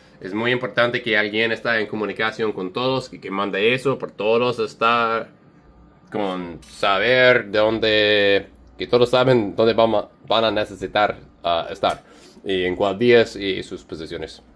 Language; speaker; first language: Spanish; non-native, learner; English